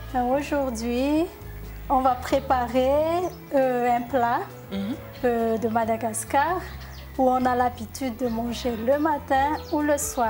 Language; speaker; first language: French; non-native, learner; Malagasy